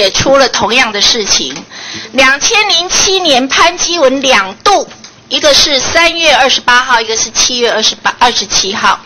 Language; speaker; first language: Chinese; native; Chinese